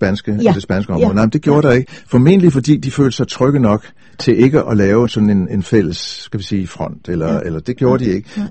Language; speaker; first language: Danish; native; Danish